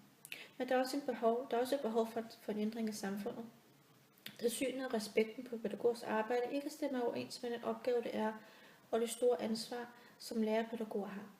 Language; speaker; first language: Danish; native; Danish